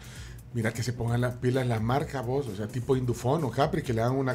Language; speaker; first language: Spanish; native; Spanish